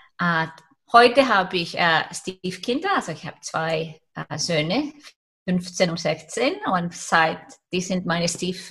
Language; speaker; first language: German; non-native, fluent; Icelandic